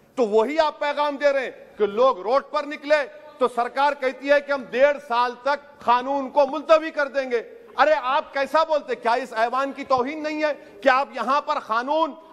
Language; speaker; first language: Urdu; native; Urdu